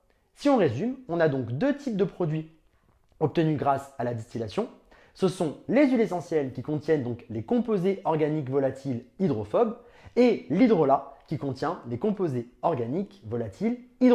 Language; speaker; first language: French; native; French